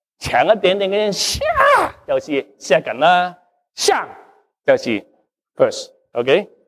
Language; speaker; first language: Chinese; non-native, local second language; Cantonese